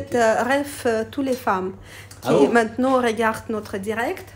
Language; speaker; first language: French; non-native, learner; Russian